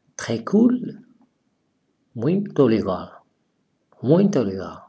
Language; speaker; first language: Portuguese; non-native, learner; French